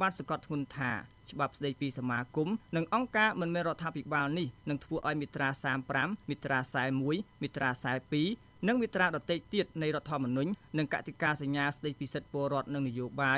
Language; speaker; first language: Khmer; native; Khmer